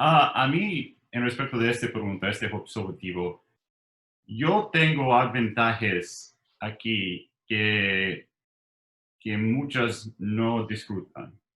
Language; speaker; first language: Spanish; non-native, learner; English